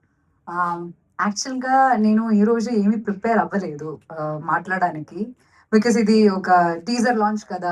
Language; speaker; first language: Telugu; non-native, fluent; Malayalam